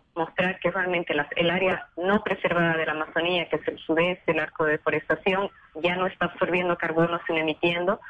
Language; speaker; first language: Spanish; native; Spanish